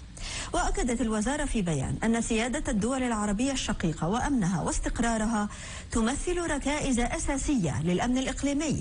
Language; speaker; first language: Arabic; native; Arabic